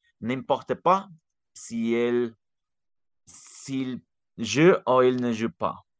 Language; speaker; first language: French; non-native, learner; Spanish